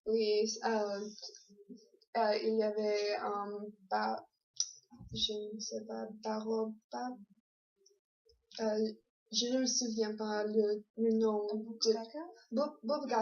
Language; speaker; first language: French; non-native, learner; English